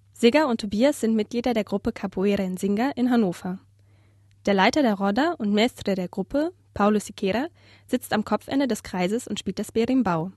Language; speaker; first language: German; native; German